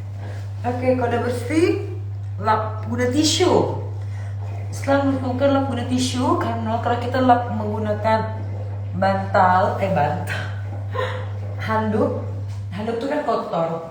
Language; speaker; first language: Malay; native; Malay